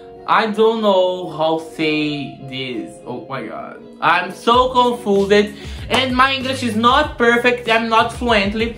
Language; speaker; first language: English; non-native, learner; Portuguese